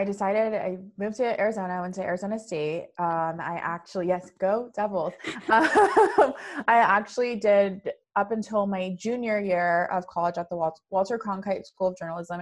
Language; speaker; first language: English; native; English